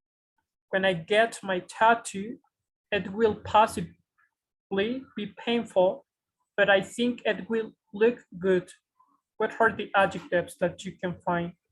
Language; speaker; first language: English; non-native, fluent; Spanish